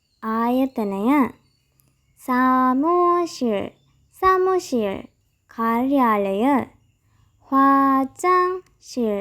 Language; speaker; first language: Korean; non-native, fluent; Sinhala